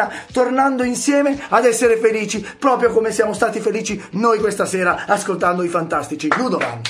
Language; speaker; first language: Italian; native; Italian